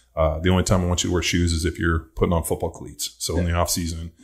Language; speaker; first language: English; native; English